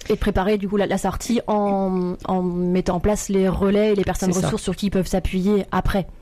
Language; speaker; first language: French; native; French